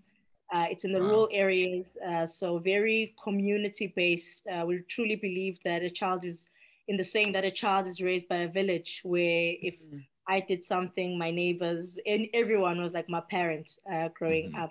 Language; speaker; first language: English; non-native, local second language; Xhosa